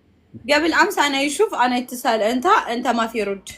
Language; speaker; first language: Arabic; non-native, learner; Amharic